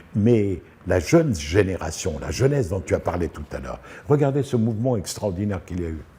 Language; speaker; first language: French; non-native, local second language; Arabic